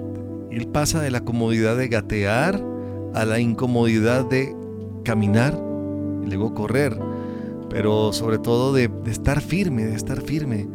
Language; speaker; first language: Spanish; native; Spanish